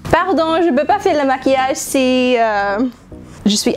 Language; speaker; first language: French; non-native, learner; English